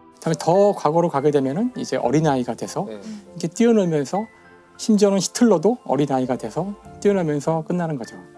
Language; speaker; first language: Korean; native; Korean